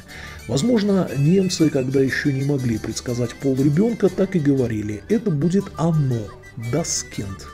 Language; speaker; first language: Russian; native; Russian